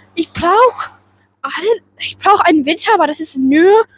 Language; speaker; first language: German; non-native, learner; English